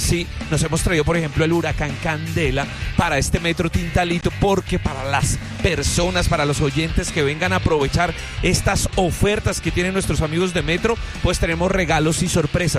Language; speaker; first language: Spanish; native; Spanish